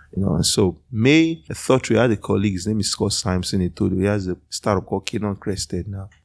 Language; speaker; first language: English; non-native, local second language; Yoruba